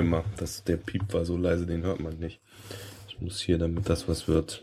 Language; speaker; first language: German; native; German